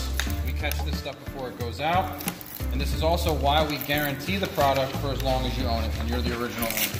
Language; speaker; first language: English; native; English